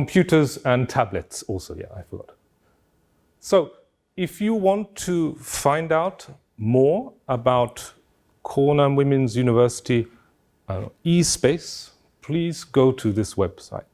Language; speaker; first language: English; non-native, fluent; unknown